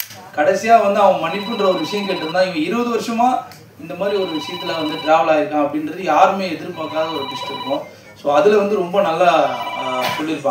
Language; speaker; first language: Tamil; native; Tamil